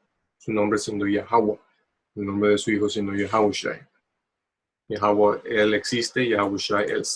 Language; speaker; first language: Spanish; early bilingual, heritage; Spanish